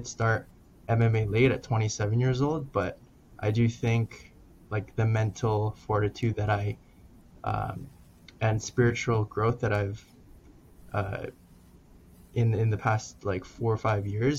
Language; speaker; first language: English; native; English